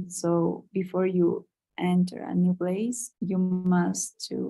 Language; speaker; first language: English; non-native, learner; Spanish